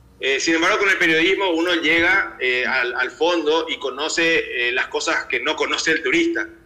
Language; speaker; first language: Spanish; native; Spanish